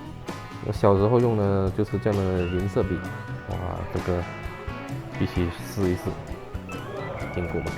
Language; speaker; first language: Chinese; native; Chinese